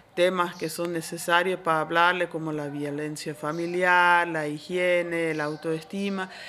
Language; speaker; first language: Spanish; non-native, fluent; Swiss German